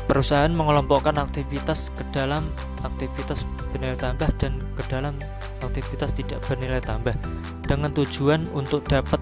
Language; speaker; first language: Indonesian; native; Indonesian